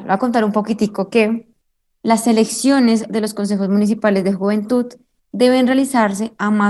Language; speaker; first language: Spanish; native; Spanish